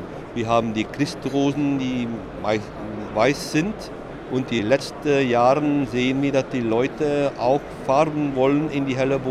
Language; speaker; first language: German; non-native, fluent; Dutch